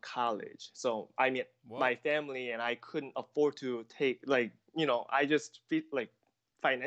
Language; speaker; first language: English; non-native, fluent; Korean